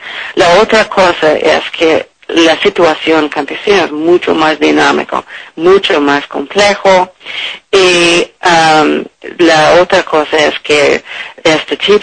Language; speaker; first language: Spanish; non-native, learner; English